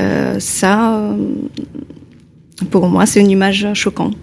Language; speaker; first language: French; non-native, fluent; Russian